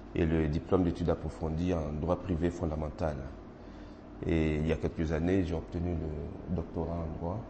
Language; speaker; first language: French; non-native, local second language; Baoulé